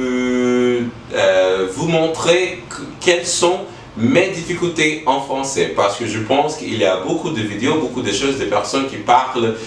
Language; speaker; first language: French; non-native, learner; English